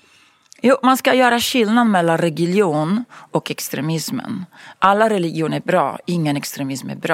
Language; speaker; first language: Swedish; non-native, fluent; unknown